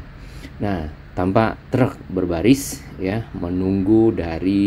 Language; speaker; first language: Indonesian; native; Indonesian